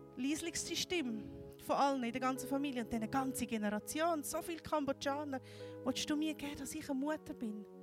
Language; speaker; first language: German; native; German